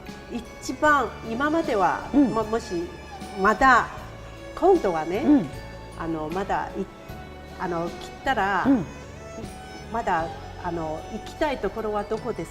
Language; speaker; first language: Japanese; non-native, fluent; Chinese